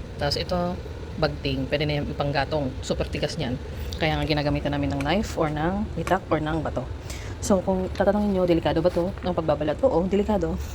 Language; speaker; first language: Filipino; non-native, local second language; Bikol